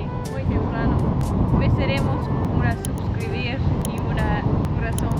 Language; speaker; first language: Spanish; non-native, learner; English